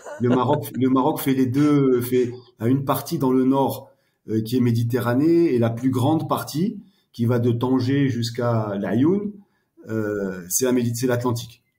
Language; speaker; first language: French; early bilingual, heritage; French